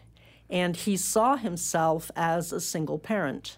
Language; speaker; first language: English; native; English